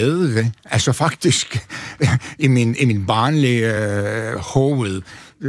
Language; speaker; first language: Danish; non-native, fluent; Turkish